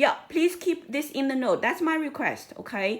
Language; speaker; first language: English; non-native, fluent; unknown